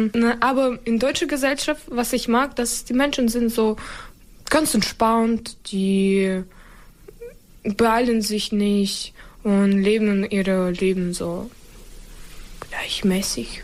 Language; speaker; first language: German; non-native, fluent; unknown